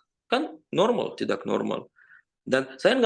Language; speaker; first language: Indonesian; non-native, fluent; Russian